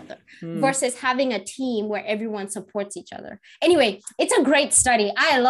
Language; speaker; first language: English; non-native, local second language; Kikuyu